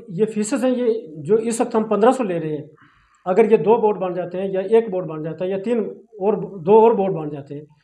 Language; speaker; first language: Urdu; non-native, local second language; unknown